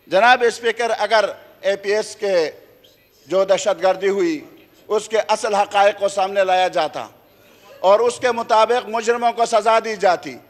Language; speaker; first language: Urdu; non-native, local second language; Khowar